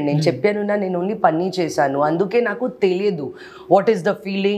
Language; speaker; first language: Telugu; non-native, learner; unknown